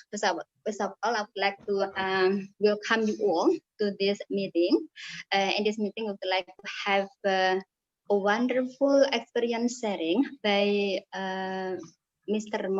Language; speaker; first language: English; non-native, fluent; Indonesian